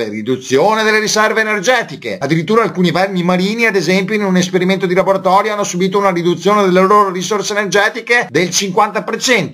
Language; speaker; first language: Italian; native; Italian